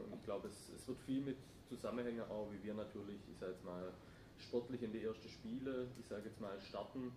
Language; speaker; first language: German; native; German